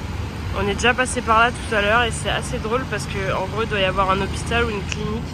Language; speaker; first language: French; native; French